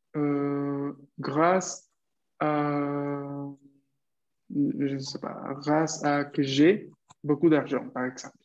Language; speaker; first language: French; non-native, fluent; Spanish